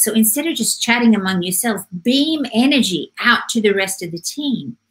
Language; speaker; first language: English; native; English